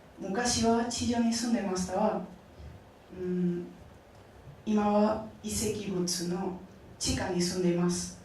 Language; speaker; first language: Japanese; non-native, fluent; Spanish